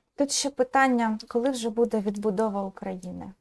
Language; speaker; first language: Ukrainian; native; Ukrainian